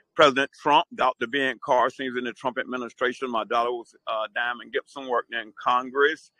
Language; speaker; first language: English; native; English